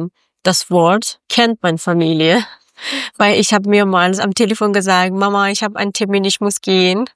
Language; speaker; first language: German; non-native, learner; Persian